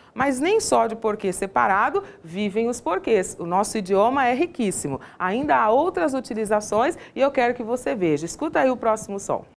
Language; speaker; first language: Portuguese; native; Portuguese